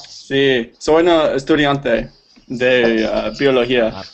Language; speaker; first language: Spanish; non-native, learner; English